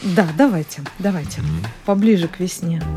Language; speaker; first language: Russian; native; Russian